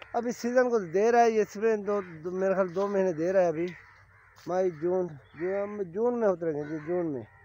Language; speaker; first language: Urdu; non-native, local second language; Saraiki